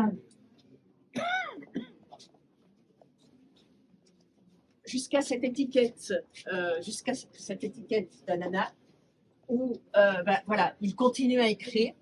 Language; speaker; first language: French; native; French